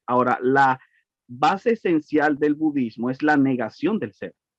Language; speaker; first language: Spanish; native; Spanish